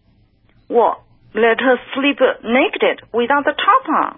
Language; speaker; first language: English; non-native, fluent; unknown